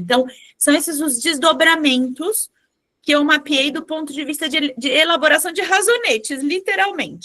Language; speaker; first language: Portuguese; native; Portuguese